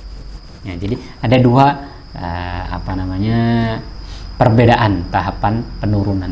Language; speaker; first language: Indonesian; native; Indonesian